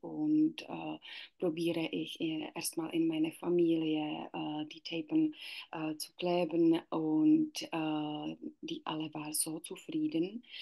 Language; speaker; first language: German; non-native, learner; Czech